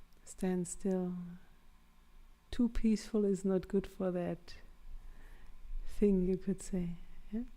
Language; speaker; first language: English; non-native, fluent; German